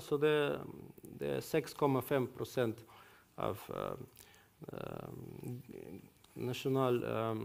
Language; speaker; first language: Norwegian; non-native, fluent; Russian